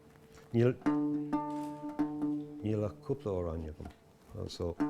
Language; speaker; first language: Irish; non-native, local second language; English